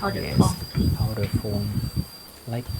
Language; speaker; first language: English; non-native, fluent; Vietnamese